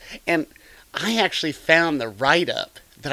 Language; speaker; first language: English; native; English